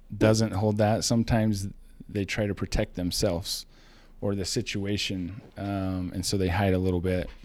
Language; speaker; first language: English; native; English